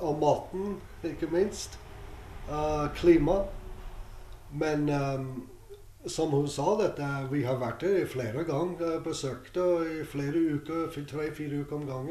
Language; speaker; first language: Norwegian; non-native, fluent; English